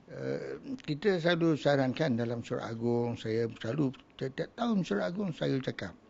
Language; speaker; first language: Malay; native; Malay